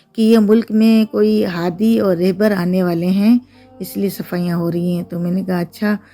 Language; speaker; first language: Urdu; native; Urdu